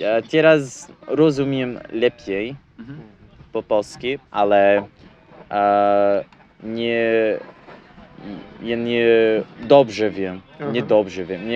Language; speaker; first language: Polish; non-native, learner; English